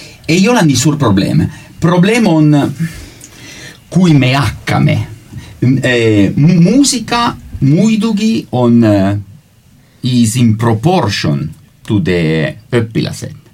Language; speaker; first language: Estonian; non-native, learner; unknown